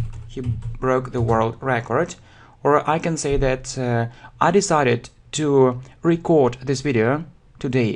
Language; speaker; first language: English; non-native, fluent; Russian